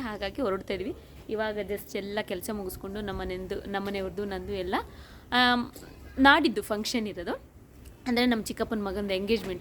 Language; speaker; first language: Kannada; native; Kannada